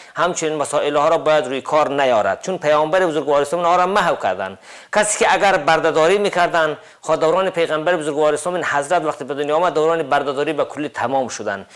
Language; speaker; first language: Persian; native; Persian